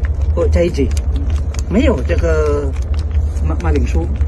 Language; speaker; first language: Chinese; non-native, learner; Indonesian